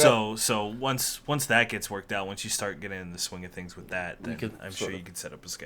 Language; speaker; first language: English; native; English